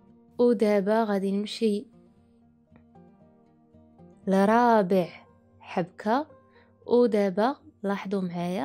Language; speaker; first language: Arabic; native; Arabic